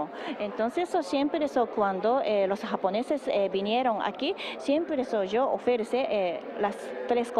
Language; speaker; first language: Spanish; non-native, learner; Japanese